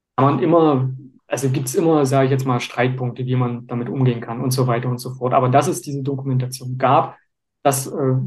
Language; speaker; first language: German; native; German